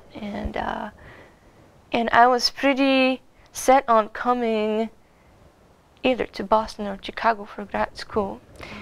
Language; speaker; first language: English; non-native, fluent; Bulgarian